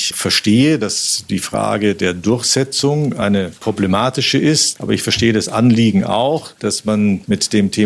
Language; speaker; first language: German; native; German